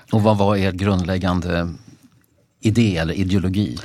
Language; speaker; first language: Swedish; native; Swedish